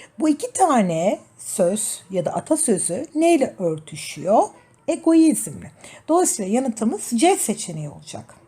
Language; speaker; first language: Turkish; native; Turkish